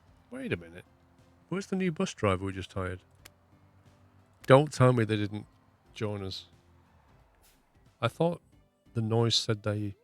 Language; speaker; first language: English; native; English